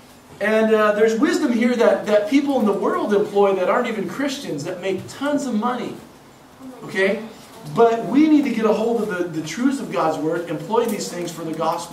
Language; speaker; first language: English; native; English